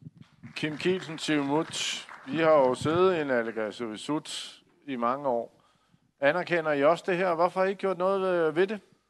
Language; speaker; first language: Danish; native; Danish